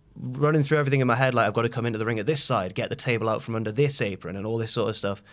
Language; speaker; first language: English; native; English